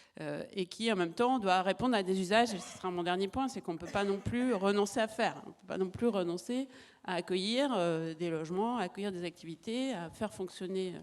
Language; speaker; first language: French; native; French